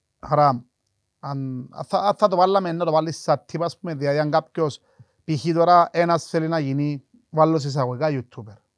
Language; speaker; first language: Greek; native; Greek